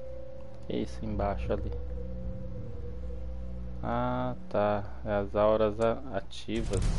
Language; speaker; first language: Portuguese; native; Portuguese